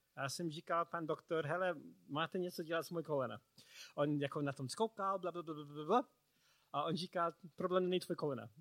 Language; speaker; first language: Czech; non-native, learner; English